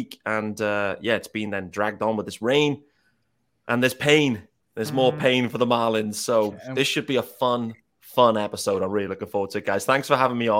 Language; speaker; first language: English; native; English